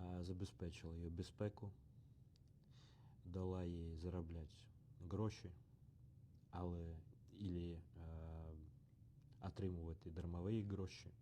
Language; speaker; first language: Ukrainian; non-native, learner; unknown